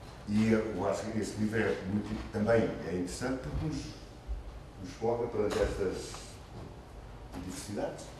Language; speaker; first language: Portuguese; native; Portuguese